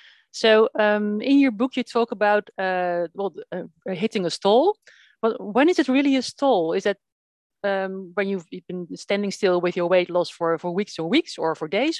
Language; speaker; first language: English; non-native, fluent; Dutch